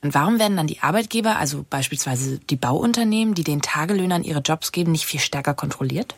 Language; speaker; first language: German; native; German